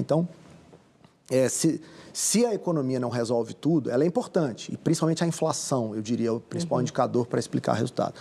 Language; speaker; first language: Portuguese; native; Portuguese